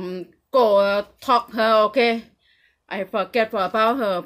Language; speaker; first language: English; non-native, learner; Thai